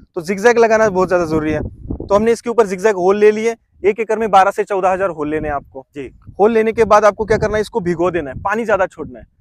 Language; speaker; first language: Hindi; non-native, local second language; Marathi